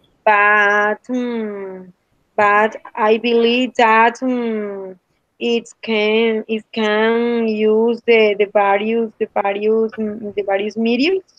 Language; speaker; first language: English; non-native, learner; Spanish